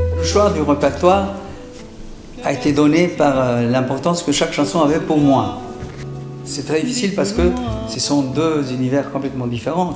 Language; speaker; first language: French; non-native, fluent; Spanish